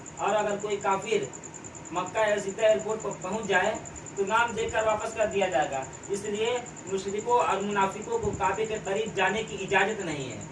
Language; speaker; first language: Urdu; native; Urdu